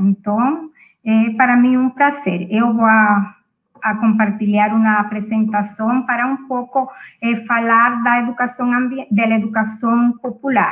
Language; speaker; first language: Portuguese; non-native, fluent; Spanish